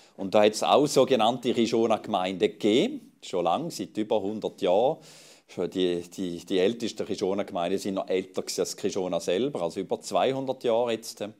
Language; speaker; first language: German; native; German